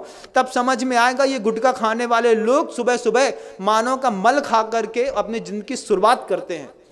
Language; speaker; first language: Hindi; native; Hindi